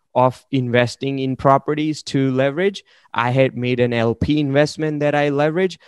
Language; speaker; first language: English; non-native, local second language; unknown